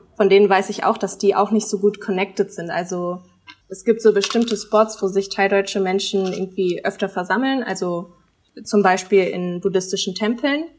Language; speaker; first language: German; native; German